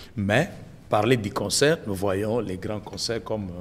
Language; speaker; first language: French; non-native, local second language; Lingala